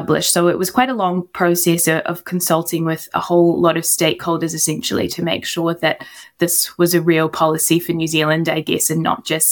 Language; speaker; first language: English; native; English